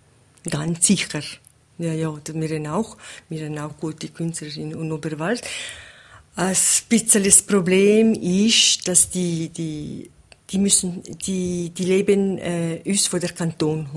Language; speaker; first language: German; non-native, local second language; Italian